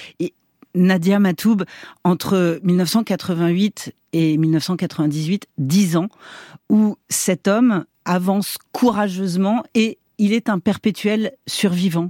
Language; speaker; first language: French; native; French